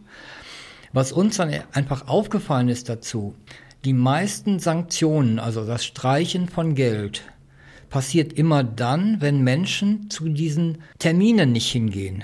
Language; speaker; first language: German; native; German